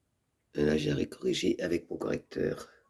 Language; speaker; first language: French; native; French